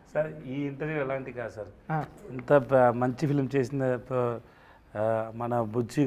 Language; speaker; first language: Telugu; non-native, learner; Tamil